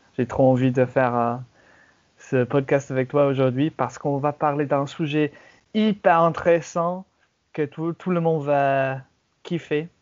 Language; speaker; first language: French; non-native, fluent; English